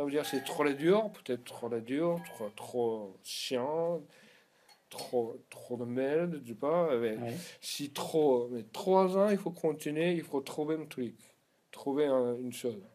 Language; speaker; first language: French; non-native, learner; Japanese